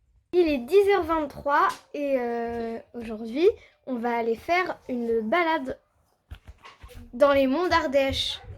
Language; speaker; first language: French; native; French